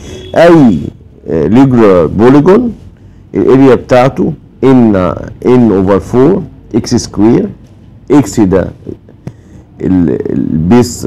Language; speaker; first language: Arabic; native; Arabic